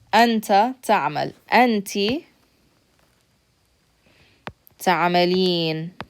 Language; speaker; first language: Arabic; non-native, fluent; English